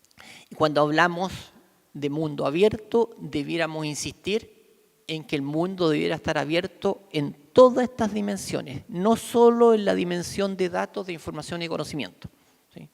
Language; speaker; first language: Spanish; native; Spanish